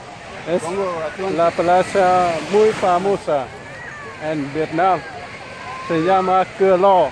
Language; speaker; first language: Spanish; non-native, learner; Vietnamese